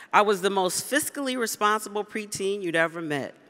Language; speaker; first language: English; native; English